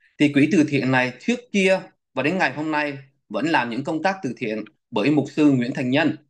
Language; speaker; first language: Vietnamese; early bilingual, heritage; Vietnamese